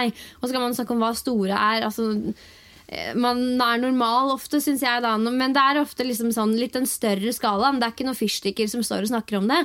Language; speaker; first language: Norwegian; native; Norwegian